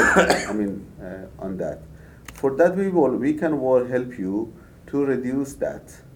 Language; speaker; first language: English; non-native, fluent; Persian